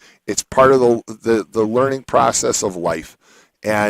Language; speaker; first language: English; native; English